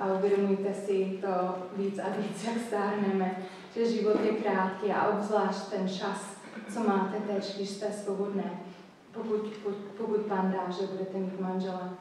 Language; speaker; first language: Czech; non-native, fluent; English